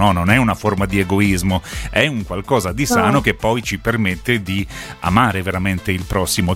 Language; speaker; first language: Italian; native; Italian